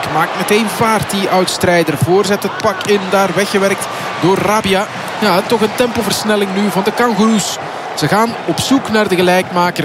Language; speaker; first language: Dutch; native; Dutch